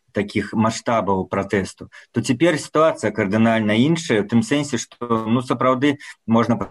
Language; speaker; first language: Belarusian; non-native, local second language; Russian